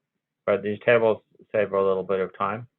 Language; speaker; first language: English; native; English